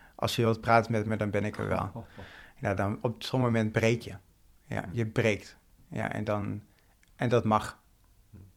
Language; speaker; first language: Dutch; native; Dutch